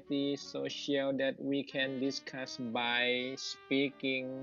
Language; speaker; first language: English; non-native, learner; Thai